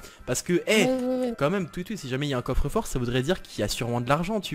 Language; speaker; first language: French; native; French